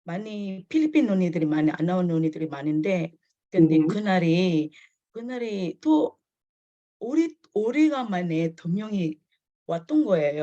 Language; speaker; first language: Korean; non-native, fluent; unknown